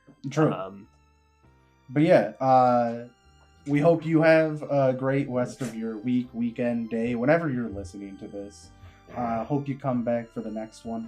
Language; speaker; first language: English; native; English